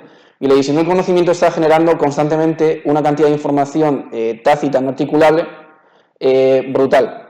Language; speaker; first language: Spanish; native; Spanish